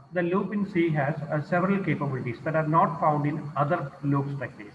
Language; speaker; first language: English; non-native, local second language; Malayalam